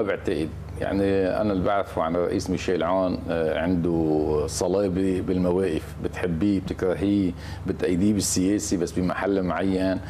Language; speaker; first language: Arabic; native; Arabic